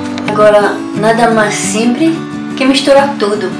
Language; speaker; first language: Portuguese; non-native, learner; French